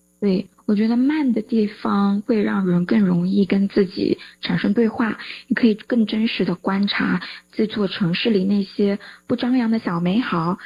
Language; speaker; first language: Chinese; native; Chinese